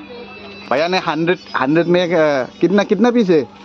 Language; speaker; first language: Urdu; non-native, local second language; Assamese